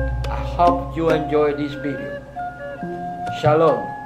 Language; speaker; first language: English; non-native, learner; Spanish